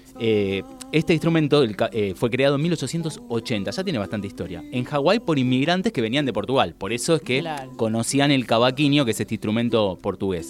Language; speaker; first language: Spanish; native; Spanish